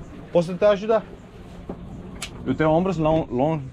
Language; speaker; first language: Portuguese; non-native, learner; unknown